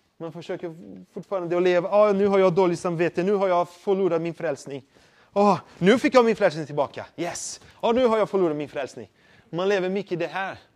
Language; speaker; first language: Swedish; non-native, fluent; Portuguese